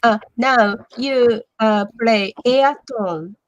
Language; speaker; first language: English; non-native, learner; Japanese